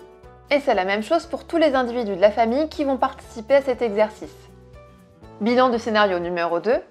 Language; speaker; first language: French; native; French